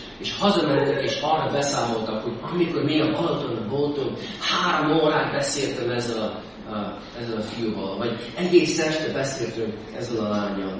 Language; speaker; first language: Hungarian; non-native, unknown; English